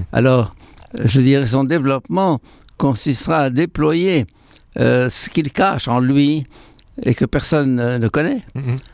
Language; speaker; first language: French; non-native, fluent; Arabic